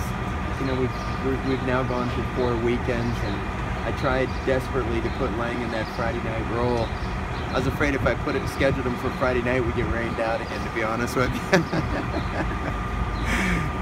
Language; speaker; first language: English; native; English